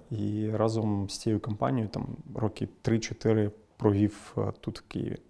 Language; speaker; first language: Ukrainian; non-native, local second language; Crimean Tatar